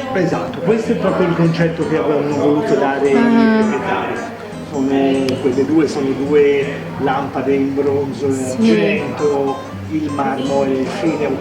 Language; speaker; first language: Italian; native; Italian